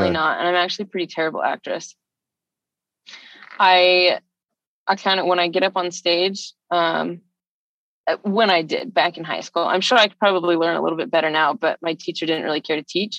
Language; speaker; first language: English; native; English